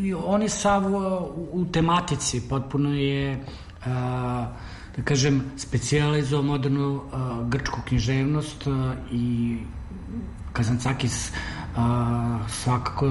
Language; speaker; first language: Serbian; native; Serbian